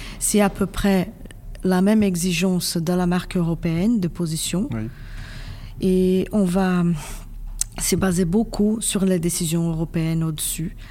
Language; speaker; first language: French; non-native, fluent; Portuguese